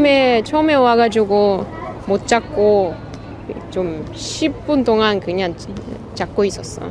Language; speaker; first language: Korean; non-native, learner; Russian